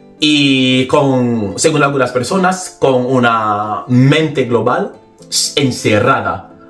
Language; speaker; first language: Spanish; non-native, fluent; English